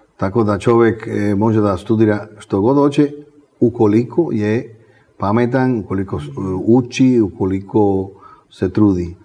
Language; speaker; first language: Serbian; non-native, fluent; Spanish